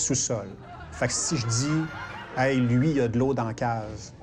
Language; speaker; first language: French; native; French